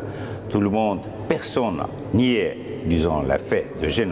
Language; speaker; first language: French; non-native, fluent; Armenian